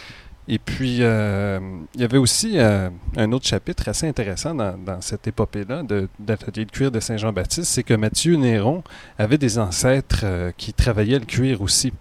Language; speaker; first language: French; native; French